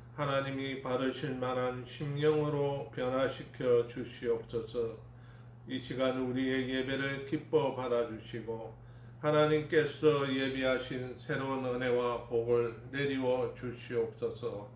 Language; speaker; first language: Korean; native; Korean